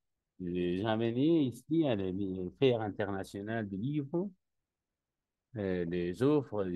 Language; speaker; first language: French; non-native, learner; Spanish